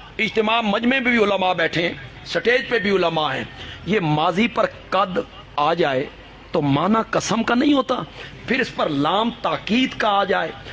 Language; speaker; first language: Urdu; non-native, local second language; Punjabi